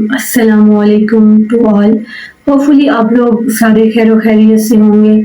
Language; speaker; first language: Urdu; native; Urdu